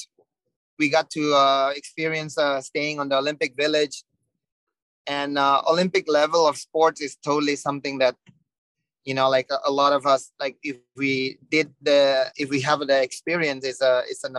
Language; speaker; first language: English; non-native, fluent; Indonesian